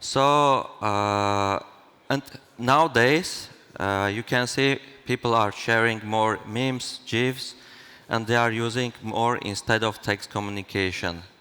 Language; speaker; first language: English; non-native, fluent; Armenian